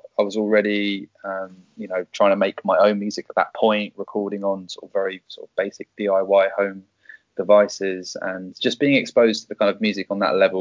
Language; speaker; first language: English; native; English